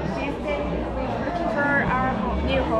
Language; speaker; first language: English; non-native, learner; Korean